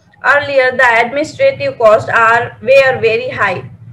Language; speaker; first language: English; non-native, local second language; Gujarati